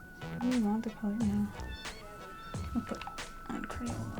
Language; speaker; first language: English; native; English